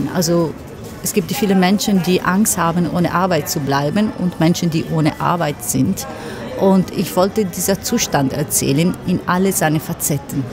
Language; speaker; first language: German; non-native, fluent; Italian